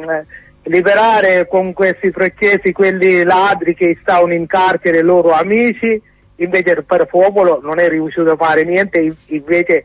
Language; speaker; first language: Italian; non-native, learner; Sinhala